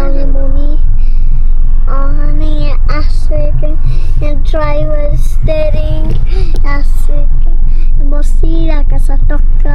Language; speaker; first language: Nepali; early bilingual, heritage; Nepali